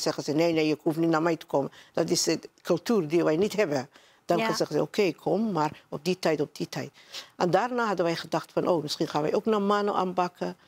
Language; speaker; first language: Dutch; non-native, learner; Somali